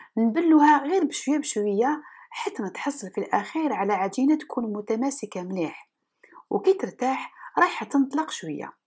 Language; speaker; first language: Arabic; native; Arabic